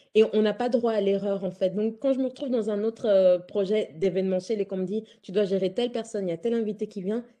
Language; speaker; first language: French; native; French